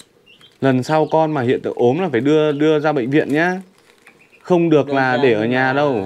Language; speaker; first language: Vietnamese; native; Vietnamese